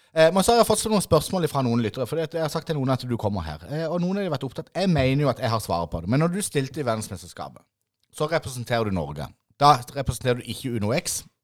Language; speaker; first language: Norwegian; native; Norwegian